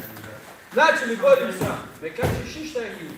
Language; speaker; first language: Russian; native; Russian